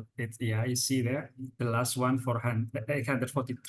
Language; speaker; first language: English; non-native, fluent; Indonesian